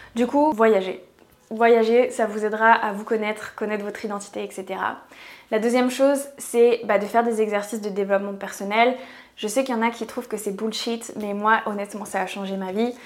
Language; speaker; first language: French; native; French